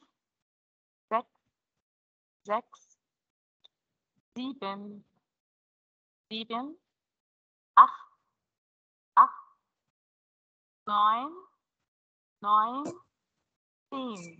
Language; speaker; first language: German; non-native, fluent; Arabic